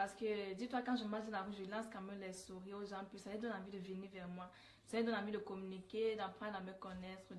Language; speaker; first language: French; non-native, local second language; Sango